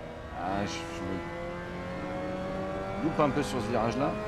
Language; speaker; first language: French; native; French